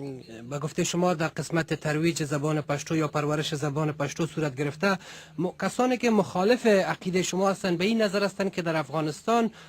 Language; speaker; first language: Persian; native; Persian